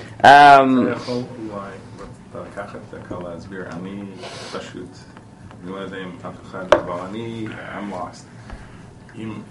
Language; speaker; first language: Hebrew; non-native, learner; English